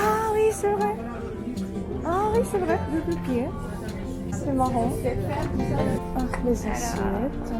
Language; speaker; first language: French; non-native, learner; Japanese